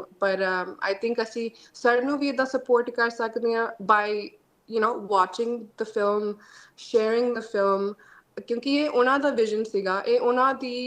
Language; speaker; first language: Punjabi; early bilingual, heritage; Punjabi